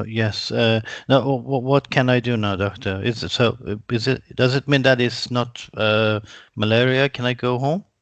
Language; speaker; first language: English; non-native, fluent; Persian